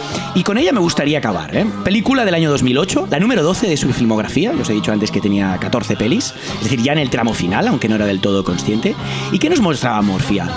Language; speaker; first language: Spanish; non-native, local second language; Catalan